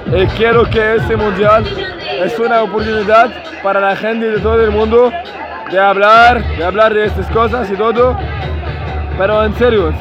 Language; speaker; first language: Spanish; non-native, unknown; Arabic